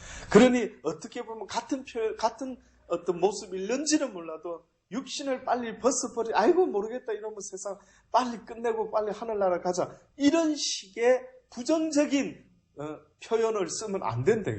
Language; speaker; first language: Korean; native; Korean